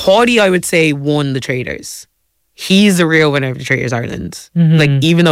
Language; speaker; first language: English; native; English